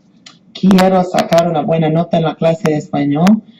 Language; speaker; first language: Spanish; non-native, fluent; English